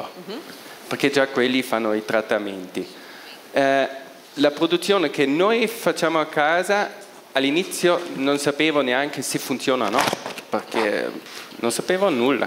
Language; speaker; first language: Italian; non-native, local second language; German